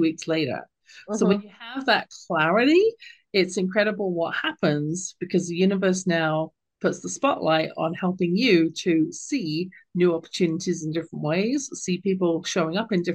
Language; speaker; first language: English; native; English